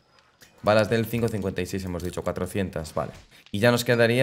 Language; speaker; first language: Spanish; native; Spanish